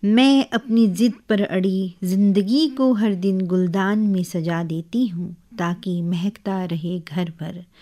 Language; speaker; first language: Hindi; native; Hindi